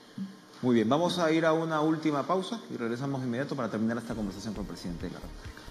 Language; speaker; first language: Spanish; native; Spanish